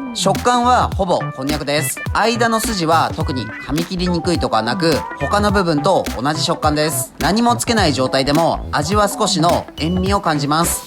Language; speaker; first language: Japanese; native; Japanese